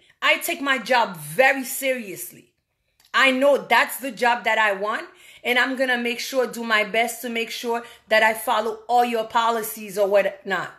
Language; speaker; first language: English; non-native, fluent; Haitian Creole